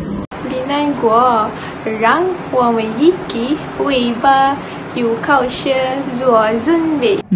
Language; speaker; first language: Chinese; non-native, learner; Malay